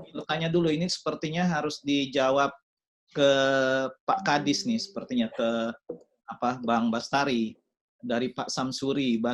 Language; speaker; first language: Indonesian; native; Indonesian